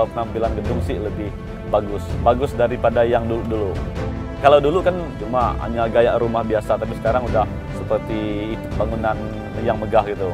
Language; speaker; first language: Indonesian; native; Indonesian